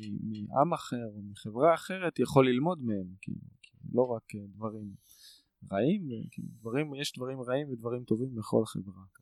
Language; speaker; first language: Hebrew; native; Hebrew